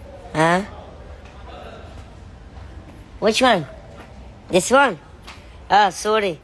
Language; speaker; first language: English; non-native, learner; Tajik